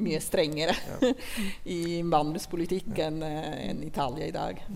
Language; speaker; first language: Norwegian; non-native, fluent; Italian